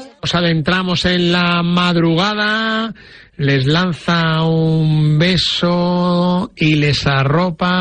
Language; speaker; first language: Spanish; native; Spanish